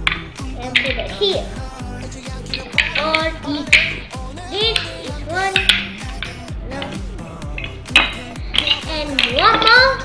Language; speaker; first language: English; non-native, learner; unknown